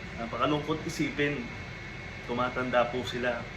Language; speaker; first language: Filipino; non-native, local second language; Pampanga